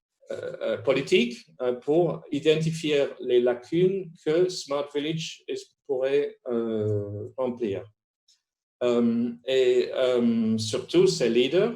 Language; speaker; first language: French; non-native, fluent; Spanish